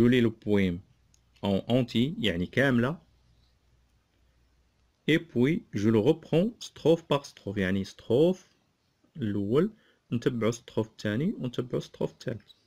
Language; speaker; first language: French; non-native, local second language; Arabic